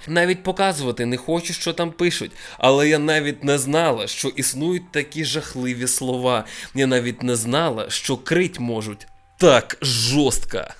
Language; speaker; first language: Ukrainian; native; Ukrainian